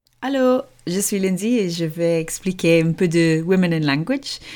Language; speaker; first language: French; non-native, fluent; English